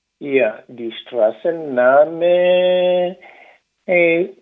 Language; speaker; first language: German; non-native, learner; Swahili